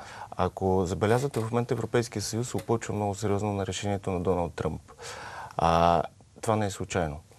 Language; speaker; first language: Bulgarian; native; Bulgarian